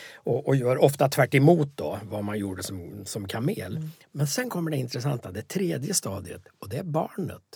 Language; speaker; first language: Swedish; native; Swedish